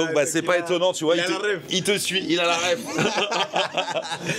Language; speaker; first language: French; native; French